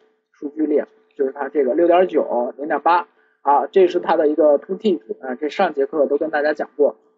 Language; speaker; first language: Chinese; native; Chinese